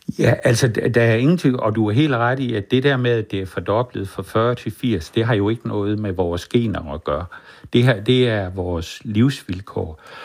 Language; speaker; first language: Danish; native; Danish